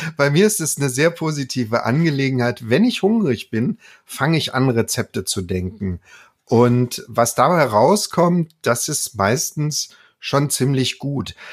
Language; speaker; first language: German; native; German